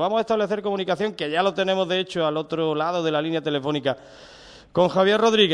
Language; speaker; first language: Spanish; native; Spanish